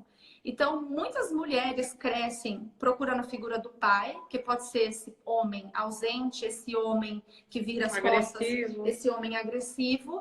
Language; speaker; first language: Portuguese; native; Portuguese